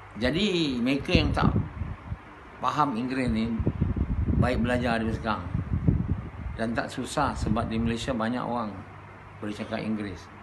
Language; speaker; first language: Malay; native; Malay